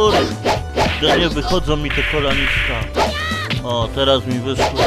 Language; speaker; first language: Polish; native; Polish